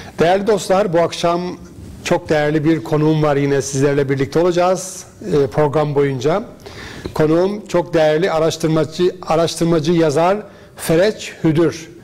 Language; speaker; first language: Turkish; native; Turkish